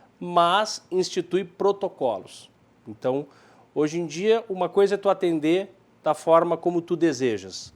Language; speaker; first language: Portuguese; native; Portuguese